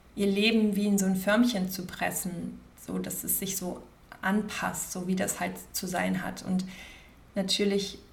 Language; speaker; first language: German; native; German